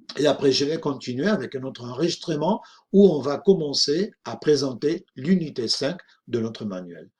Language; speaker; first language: French; non-native, fluent; Spanish